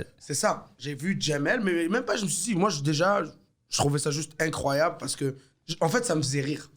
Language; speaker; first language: French; early bilingual, other home language; Arabic